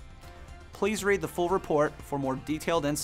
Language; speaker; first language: English; native; English